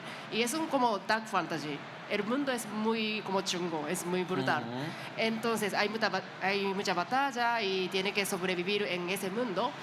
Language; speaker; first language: Spanish; non-native, learner; Japanese